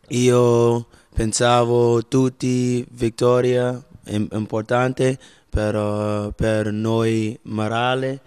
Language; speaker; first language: Italian; non-native, learner; English